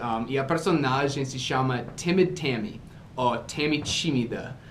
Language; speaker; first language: Portuguese; non-native, fluent; English